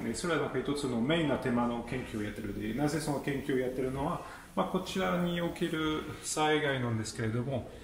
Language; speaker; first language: Japanese; non-native, fluent; French